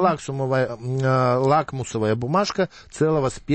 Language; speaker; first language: Russian; native; Russian